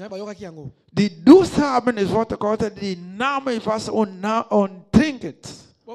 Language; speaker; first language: German; non-native, learner; Lingala